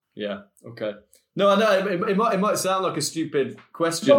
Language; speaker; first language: English; native; English